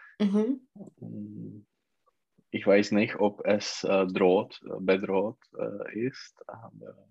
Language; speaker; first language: German; non-native, learner; Czech